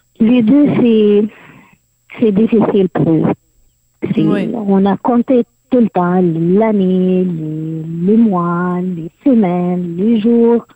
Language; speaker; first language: French; non-native, learner; Arabic